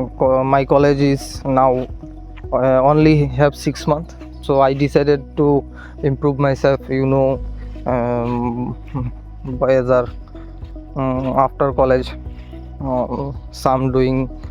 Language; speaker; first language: English; non-native, learner; Hindi